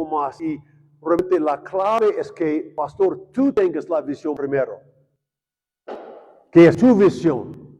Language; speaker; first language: Spanish; non-native, fluent; English